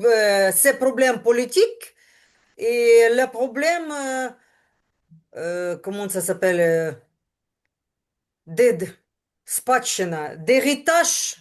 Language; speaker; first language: French; non-native, learner; Ukrainian